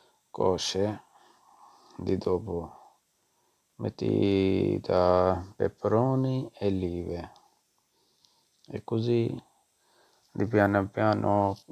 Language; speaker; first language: Italian; non-native, learner; Punjabi